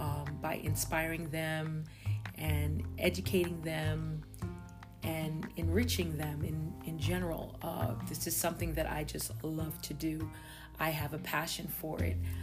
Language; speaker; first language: English; native; English